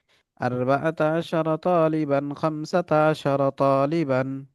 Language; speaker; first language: Arabic; non-native, fluent; Bangla